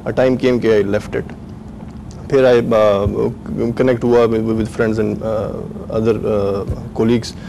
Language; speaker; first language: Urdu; non-native, local second language; Pashto